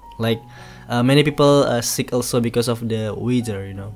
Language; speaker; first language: English; non-native, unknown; Indonesian